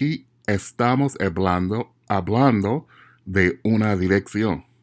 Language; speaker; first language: Spanish; non-native, fluent; English